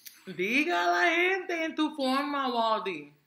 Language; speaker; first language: Spanish; non-native, learner; English